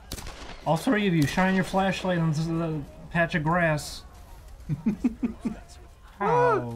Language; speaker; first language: English; native; English